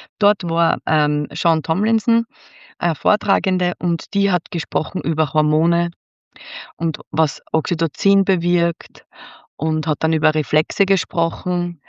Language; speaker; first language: German; native; German